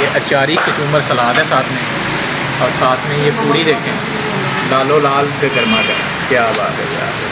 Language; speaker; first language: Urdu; non-native, local second language; Punjabi